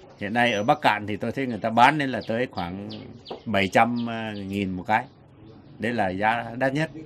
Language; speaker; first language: Vietnamese; non-native, local second language; Tày